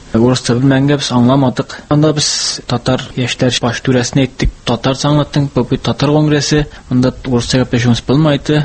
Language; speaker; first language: Tatar; early bilingual, heritage; Tatar